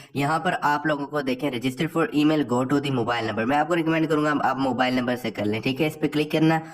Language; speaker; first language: Urdu; non-native, local second language; Punjabi